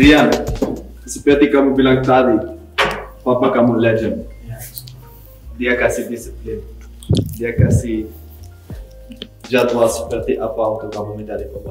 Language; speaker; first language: Indonesian; non-native, fluent; Dutch